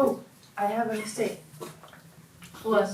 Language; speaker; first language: English; non-native, learner; Russian